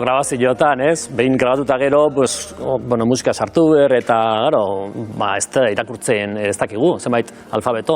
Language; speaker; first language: Basque; native; Basque